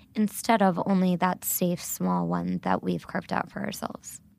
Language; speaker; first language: English; early bilingual, other home language; Gujarati